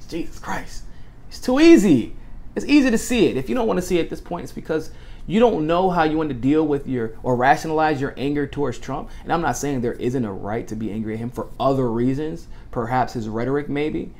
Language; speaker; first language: English; native; English